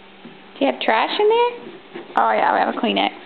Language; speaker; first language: English; native; English